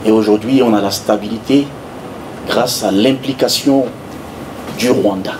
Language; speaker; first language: French; non-native, local second language; Sango